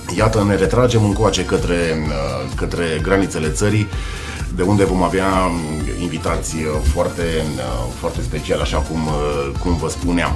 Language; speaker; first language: Romanian; native; Romanian